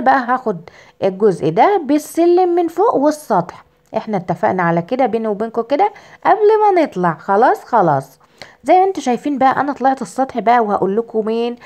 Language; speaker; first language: Arabic; native; Arabic